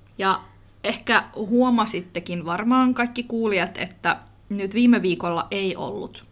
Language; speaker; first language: Finnish; early bilingual, other home language; Kurdish